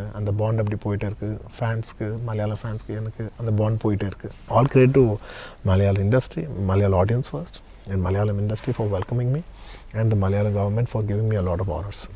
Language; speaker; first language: Tamil; non-native, local second language; Telugu